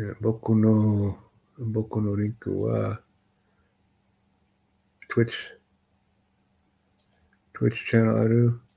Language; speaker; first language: Japanese; non-native, learner; English